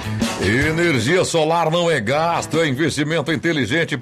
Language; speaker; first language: Portuguese; native; Portuguese